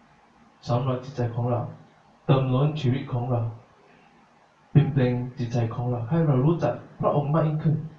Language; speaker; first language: Thai; non-native, fluent; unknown